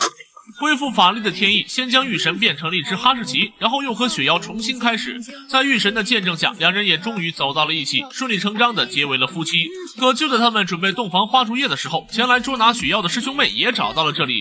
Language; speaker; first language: Chinese; native; Chinese